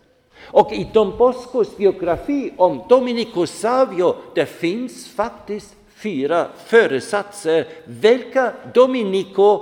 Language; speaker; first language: Swedish; non-native, fluent; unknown